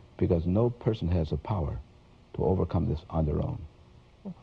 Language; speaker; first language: English; native; English